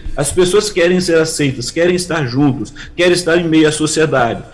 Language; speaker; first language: Portuguese; native; Portuguese